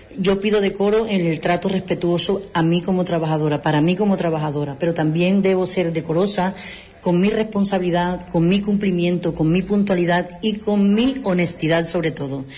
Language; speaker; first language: Spanish; native; Spanish